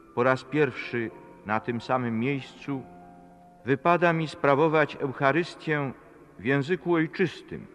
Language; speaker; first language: Polish; native; Polish